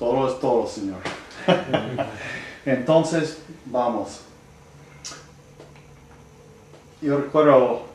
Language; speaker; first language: Spanish; non-native, learner; English